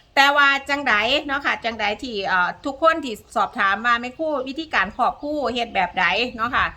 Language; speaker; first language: Thai; native; Thai